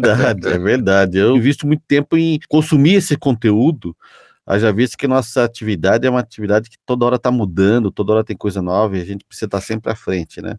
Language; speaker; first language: Portuguese; native; Portuguese